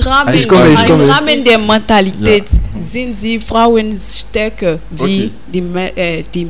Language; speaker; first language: German; non-native, learner; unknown